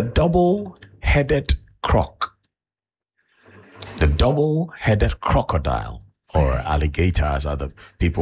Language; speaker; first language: English; non-native, local second language; Akan